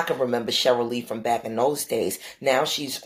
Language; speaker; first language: English; native; English